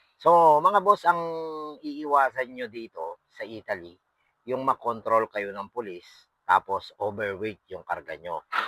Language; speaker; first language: Filipino; non-native, local second language; Pampanga